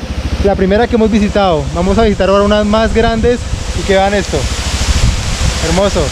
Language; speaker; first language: Spanish; native; Spanish